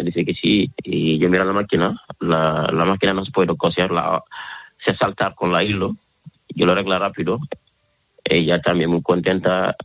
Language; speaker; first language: Spanish; non-native, learner; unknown